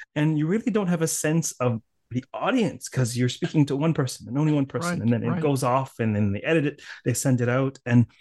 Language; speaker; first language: English; native; English